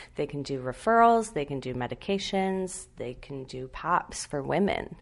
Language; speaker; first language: English; native; English